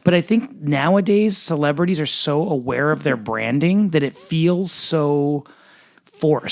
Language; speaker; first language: English; native; English